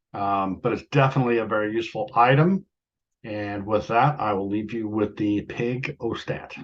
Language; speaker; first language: English; native; English